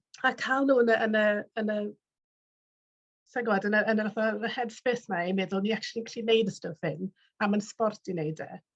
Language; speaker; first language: Welsh; native; Welsh